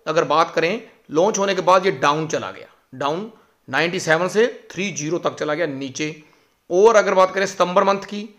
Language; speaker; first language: Hindi; native; Hindi